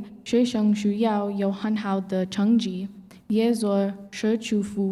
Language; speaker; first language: Chinese; non-native, learner; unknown